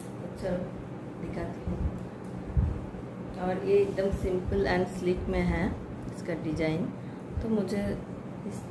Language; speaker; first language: Hindi; non-native, local second language; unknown